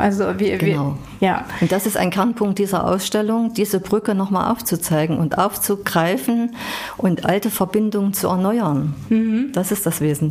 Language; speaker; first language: German; native; German